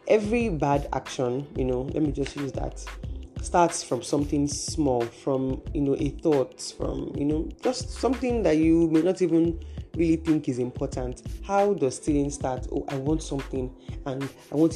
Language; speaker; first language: English; non-native, local second language; Yoruba